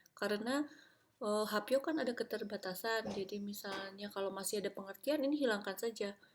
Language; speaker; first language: Indonesian; native; Indonesian